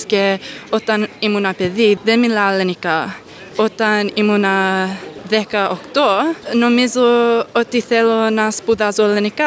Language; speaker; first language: Greek; non-native, learner; English